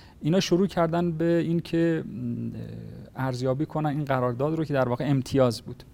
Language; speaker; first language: Persian; native; Persian